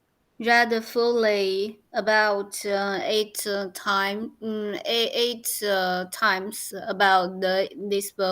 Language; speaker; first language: English; non-native, learner; Chinese